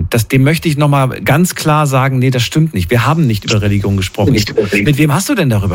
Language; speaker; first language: German; native; German